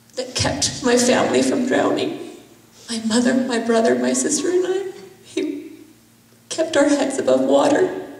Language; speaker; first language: English; early bilingual, other home language; Persian